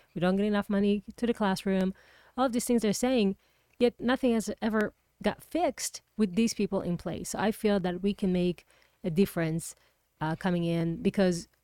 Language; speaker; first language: English; non-native, fluent; Hebrew